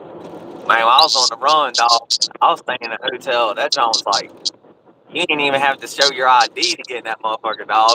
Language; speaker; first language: English; native; English